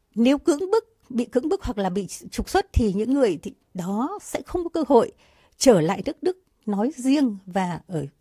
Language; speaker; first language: Vietnamese; native; Vietnamese